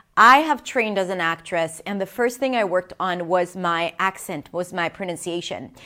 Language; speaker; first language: English; non-native, fluent; Hebrew